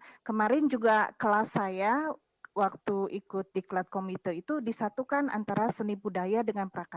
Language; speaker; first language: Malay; non-native, local second language; Sundanese